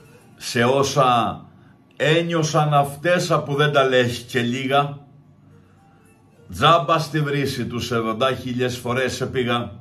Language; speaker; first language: Greek; native; Greek